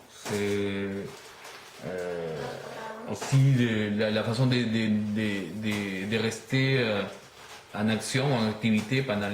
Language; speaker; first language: French; non-native, learner; Spanish